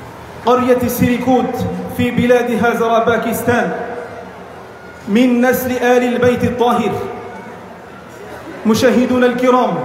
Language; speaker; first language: Arabic; non-native, learner; Bangla